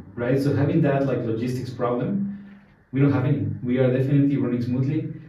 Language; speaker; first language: English; non-native, fluent; Spanish